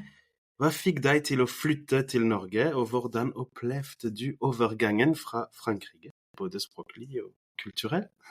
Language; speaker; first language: Norwegian; non-native, fluent; French